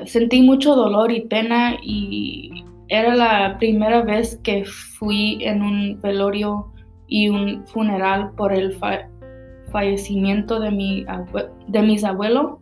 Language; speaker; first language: Spanish; early bilingual, heritage; Spanish